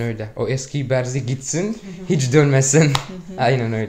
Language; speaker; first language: Turkish; non-native, fluent; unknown